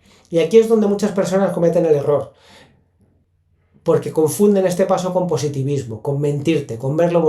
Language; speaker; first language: Spanish; native; Spanish